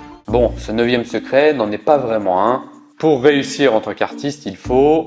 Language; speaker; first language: French; native; French